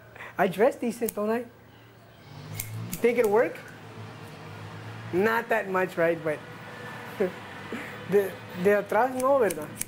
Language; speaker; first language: English; early bilingual, other home language; Spanish